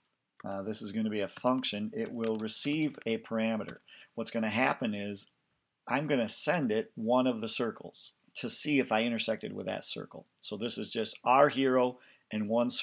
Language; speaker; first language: English; native; English